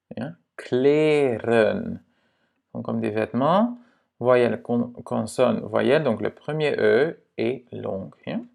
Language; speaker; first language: French; non-native, fluent; Dutch